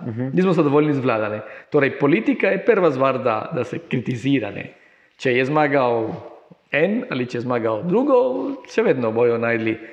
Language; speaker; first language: Slovenian; non-native, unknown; Spanish